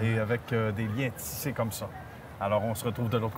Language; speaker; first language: French; native; French